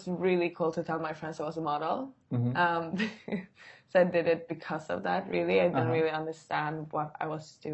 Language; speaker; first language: English; non-native, fluent; Swedish